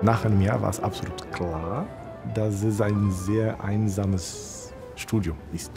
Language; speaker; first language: German; non-native, fluent; Portuguese